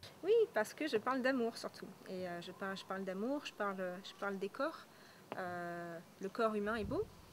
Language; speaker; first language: French; native; French